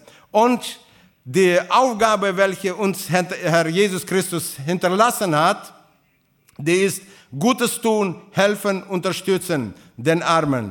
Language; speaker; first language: German; non-native, fluent; Russian